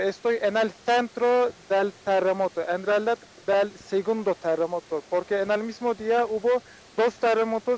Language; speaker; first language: Spanish; non-native, fluent; Turkish